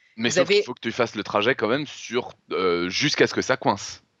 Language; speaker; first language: French; native; French